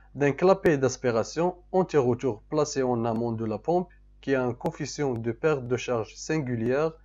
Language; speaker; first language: French; non-native, local second language; Arabic